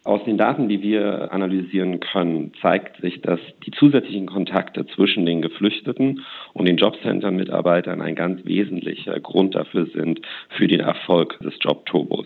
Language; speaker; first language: German; native; German